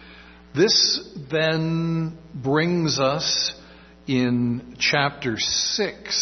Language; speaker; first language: English; native; English